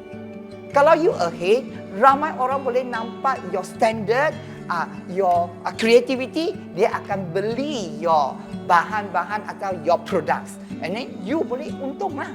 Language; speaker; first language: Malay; non-native, local second language; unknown